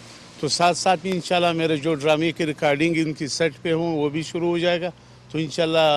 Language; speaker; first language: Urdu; non-native, local second language; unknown